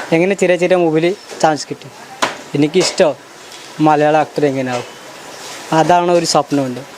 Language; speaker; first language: Malayalam; non-native, learner; Odia